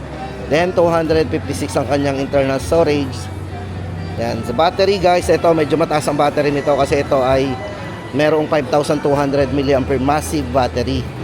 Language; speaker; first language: Filipino; native; Filipino